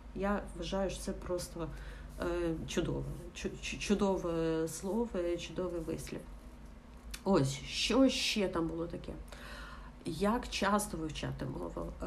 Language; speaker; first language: Ukrainian; non-native, local second language; Russian